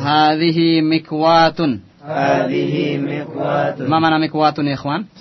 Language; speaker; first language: Arabic; non-native, fluent; Indonesian